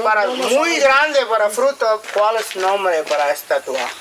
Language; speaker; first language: Spanish; non-native, learner; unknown